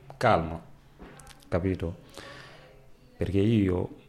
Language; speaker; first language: Italian; non-native, learner; Wolof